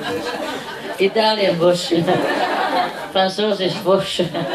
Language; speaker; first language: German; non-native, learner; Vietnamese